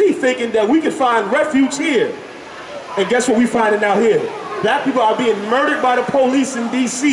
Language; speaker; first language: English; native; English